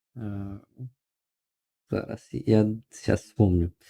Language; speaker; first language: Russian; non-native, local second language; Ukrainian